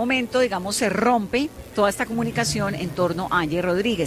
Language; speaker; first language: Spanish; native; Spanish